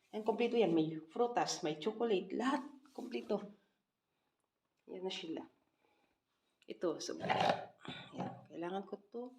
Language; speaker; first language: Filipino; non-native, local second language; Cebuano